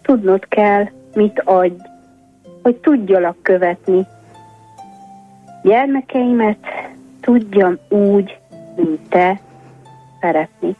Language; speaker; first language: Hungarian; native; Hungarian